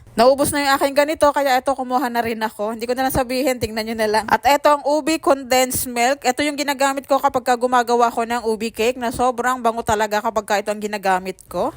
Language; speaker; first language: Filipino; native; Filipino